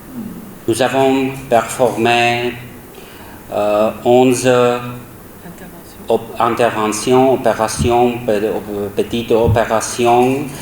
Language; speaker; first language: French; non-native, learner; Czech